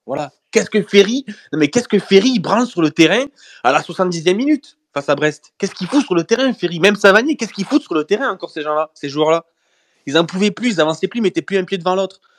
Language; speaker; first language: French; native; French